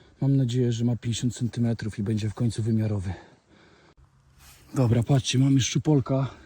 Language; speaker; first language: Polish; native; Polish